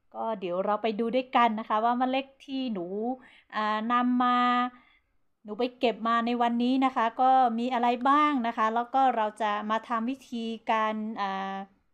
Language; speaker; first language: Thai; non-native, local second language; Hmong